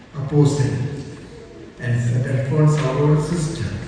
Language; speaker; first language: English; non-native, local second language; Malayalam